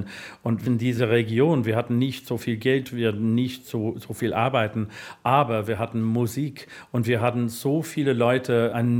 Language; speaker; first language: German; non-native, fluent; English